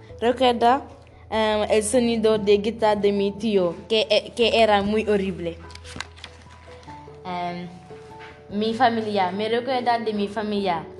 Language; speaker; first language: Spanish; non-native, learner; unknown